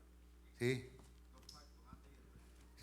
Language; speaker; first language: Spanish; native; Spanish